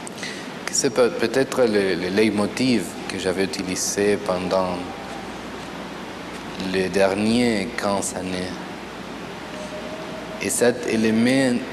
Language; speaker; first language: French; non-native, fluent; Spanish